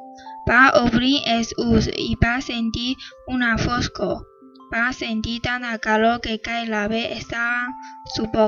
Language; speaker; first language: Catalan; non-native, learner; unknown